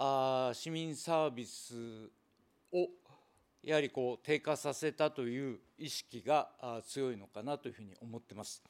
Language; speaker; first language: Japanese; native; Japanese